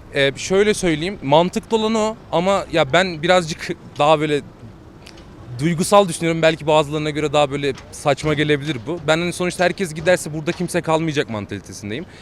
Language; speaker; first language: Turkish; native; Turkish